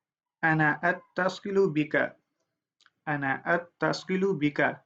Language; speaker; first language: Arabic; non-native, fluent; Urdu